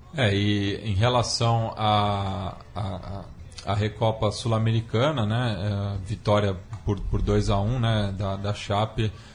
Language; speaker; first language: Portuguese; native; Portuguese